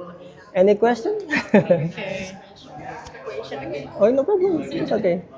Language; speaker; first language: English; non-native, learner; Indonesian